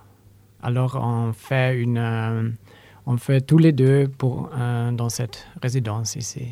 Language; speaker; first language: French; non-native, learner; Polish